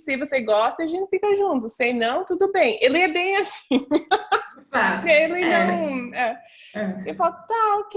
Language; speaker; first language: Portuguese; non-native, fluent; English